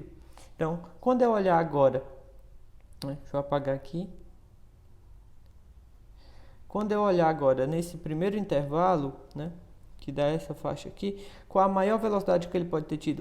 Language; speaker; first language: Portuguese; native; Portuguese